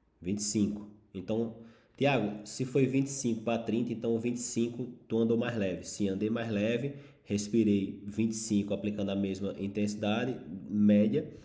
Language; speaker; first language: Portuguese; native; Portuguese